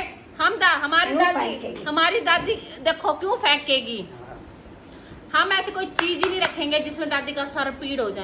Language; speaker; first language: Hindi; native; Hindi